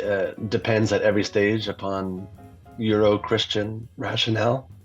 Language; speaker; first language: English; native; English